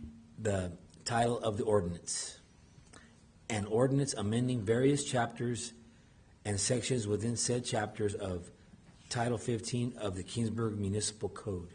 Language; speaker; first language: English; native; English